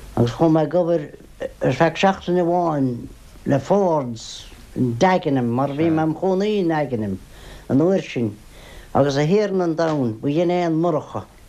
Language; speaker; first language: Irish; native; Irish